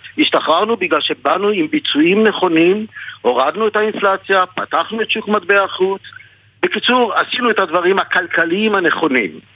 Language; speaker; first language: Hebrew; native; Hebrew